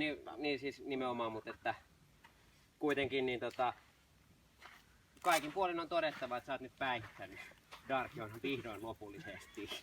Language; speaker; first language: Finnish; native; Finnish